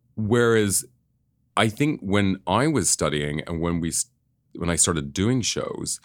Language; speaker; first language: English; native; English